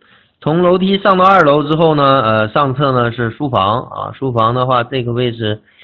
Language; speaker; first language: Chinese; native; Chinese